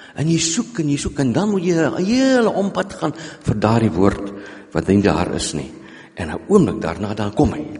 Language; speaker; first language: Afrikaans; non-native, local second language; English